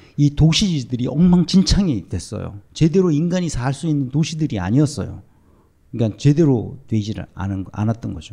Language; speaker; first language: Korean; native; Korean